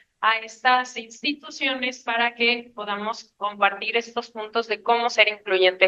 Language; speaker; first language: Spanish; native; Spanish